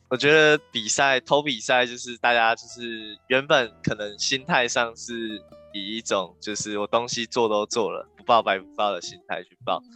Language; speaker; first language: Chinese; native; Chinese